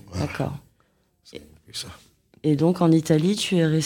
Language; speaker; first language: French; native; French